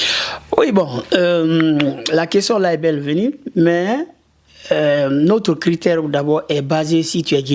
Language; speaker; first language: French; non-native, local second language; Susu